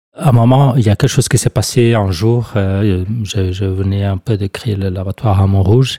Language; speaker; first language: French; non-native, fluent; Portuguese